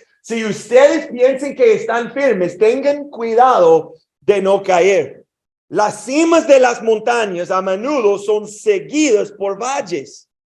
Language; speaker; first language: Spanish; non-native, fluent; English